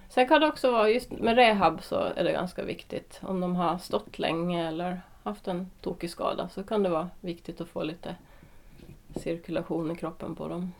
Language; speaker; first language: Swedish; native; Swedish